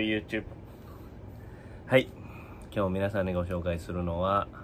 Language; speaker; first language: Japanese; native; Japanese